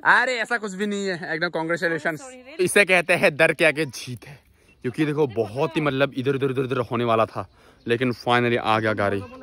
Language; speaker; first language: Hindi; non-native, local second language; Assamese